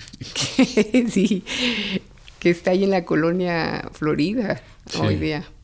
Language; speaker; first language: Spanish; native; Spanish